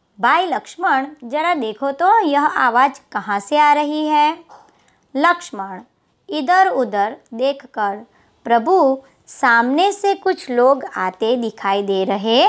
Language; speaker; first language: Hindi; non-native, local second language; Gujarati